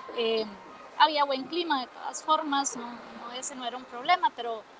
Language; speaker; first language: Spanish; native; Spanish